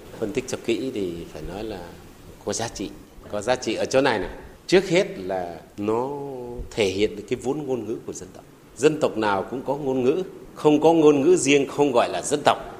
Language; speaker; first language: Vietnamese; non-native, local second language; Tày